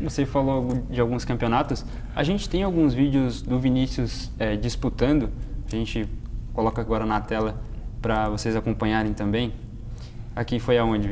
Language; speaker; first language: Portuguese; native; Portuguese